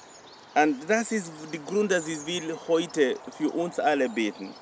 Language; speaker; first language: German; non-native, learner; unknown